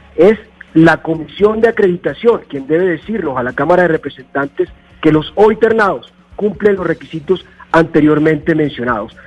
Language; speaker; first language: Spanish; native; Spanish